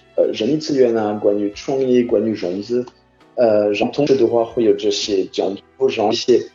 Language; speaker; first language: Chinese; non-native, fluent; French